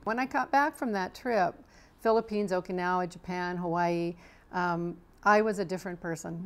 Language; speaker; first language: English; native; English